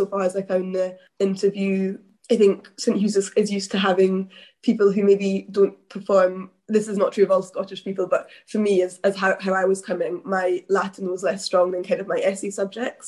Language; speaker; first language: English; native; English